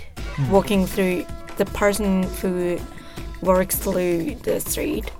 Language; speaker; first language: English; non-native, learner; Japanese